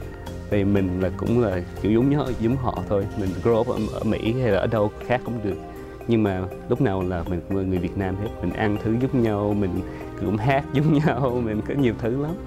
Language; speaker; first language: Vietnamese; early bilingual, other home language; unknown